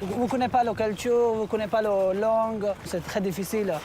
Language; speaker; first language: French; non-native, learner; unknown